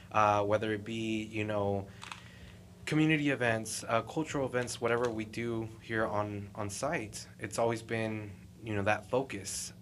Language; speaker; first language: English; native; English